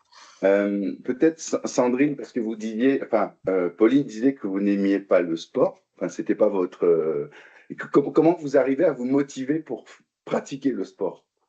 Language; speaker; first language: French; native; French